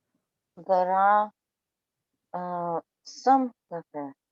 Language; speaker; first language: English; non-native, learner; Russian